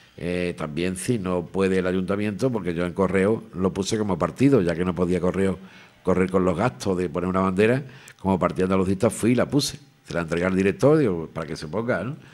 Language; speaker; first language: Spanish; native; Spanish